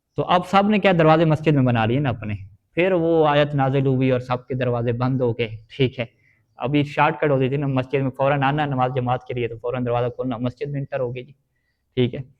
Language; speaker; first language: Urdu; native; Urdu